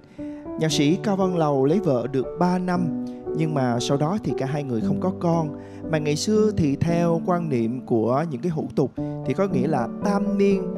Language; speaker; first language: Vietnamese; native; Vietnamese